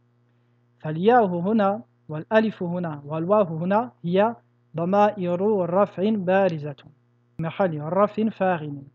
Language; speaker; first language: Arabic; non-native, fluent; French